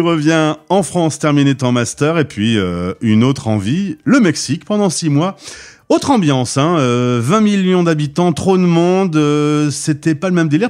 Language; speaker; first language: French; native; French